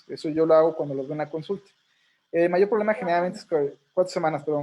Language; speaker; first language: Spanish; native; Spanish